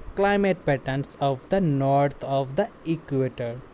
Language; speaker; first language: English; non-native, local second language; Bangla